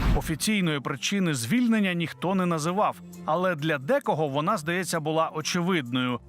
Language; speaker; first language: Ukrainian; native; Ukrainian